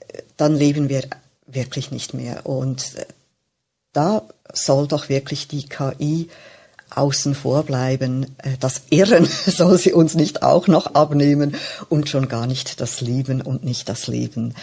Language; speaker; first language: German; native; German